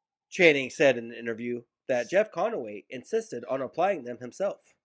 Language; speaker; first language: English; native; English